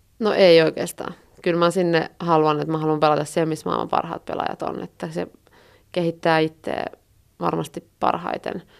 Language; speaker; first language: Finnish; native; Finnish